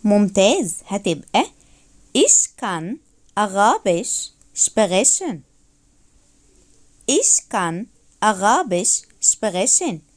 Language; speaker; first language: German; non-native, fluent; Arabic